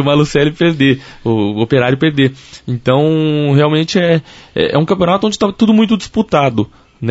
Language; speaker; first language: Portuguese; native; Portuguese